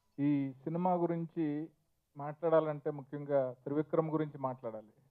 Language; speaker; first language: Telugu; native; Telugu